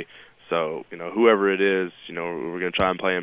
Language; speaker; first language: English; native; English